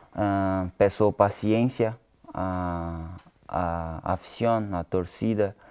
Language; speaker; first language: Spanish; non-native, learner; Portuguese